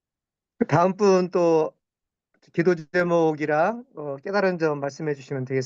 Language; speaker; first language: Korean; native; Korean